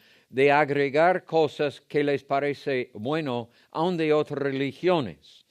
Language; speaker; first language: Spanish; non-native, fluent; English